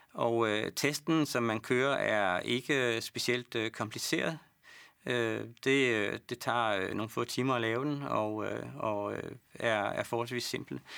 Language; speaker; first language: Danish; native; Danish